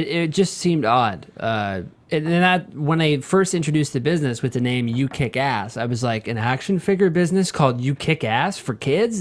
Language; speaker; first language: English; native; English